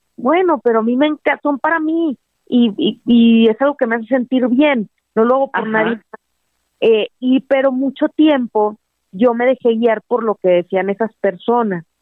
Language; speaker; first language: Spanish; native; Spanish